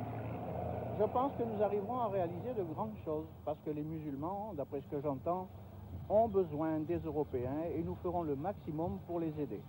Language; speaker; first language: French; native; French